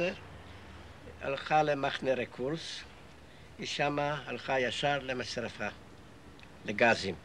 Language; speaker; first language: Hebrew; non-native, fluent; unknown